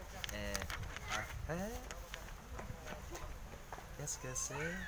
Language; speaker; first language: French; non-native, learner; Vietnamese